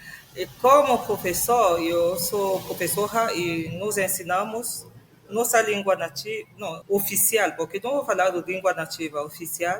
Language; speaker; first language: Portuguese; non-native, fluent; French